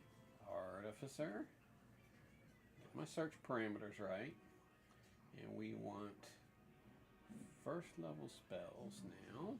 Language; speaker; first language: English; native; English